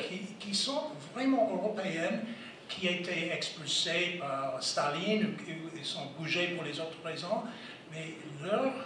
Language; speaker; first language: French; non-native, fluent; English